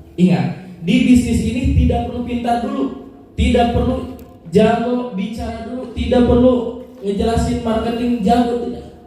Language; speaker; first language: Indonesian; native; Indonesian